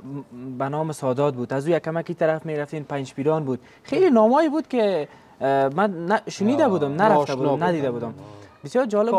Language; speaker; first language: Persian; native; Persian